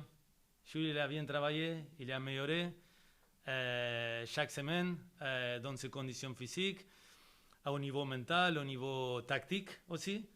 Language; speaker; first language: French; non-native, fluent; Spanish